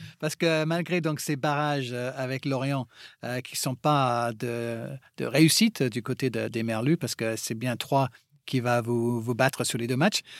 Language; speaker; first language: French; non-native, fluent; English